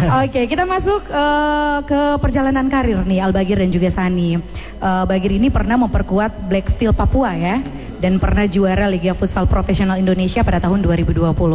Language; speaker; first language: Indonesian; native; Indonesian